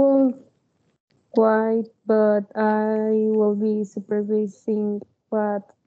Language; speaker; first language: English; non-native, learner; Spanish